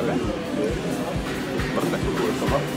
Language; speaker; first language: French; non-native, local second language; Dutch